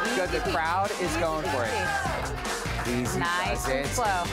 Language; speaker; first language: English; native; English